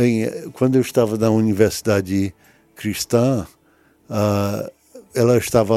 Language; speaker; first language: Portuguese; early bilingual, other home language; English